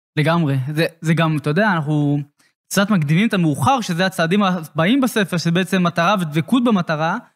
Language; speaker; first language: Hebrew; native; Hebrew